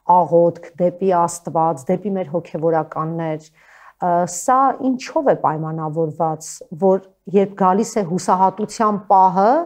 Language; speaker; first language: Armenian; native; Armenian